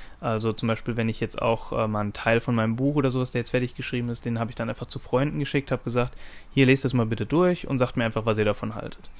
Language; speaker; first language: German; native; German